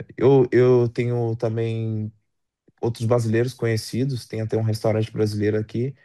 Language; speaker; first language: Portuguese; native; Portuguese